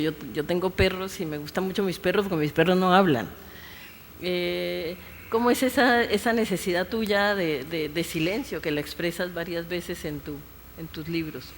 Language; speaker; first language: Spanish; native; Spanish